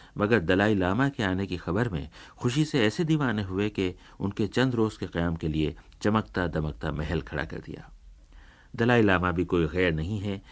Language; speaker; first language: Urdu; native; Urdu